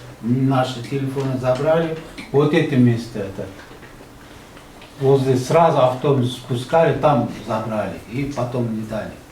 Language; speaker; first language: Russian; non-native, learner; Uzbek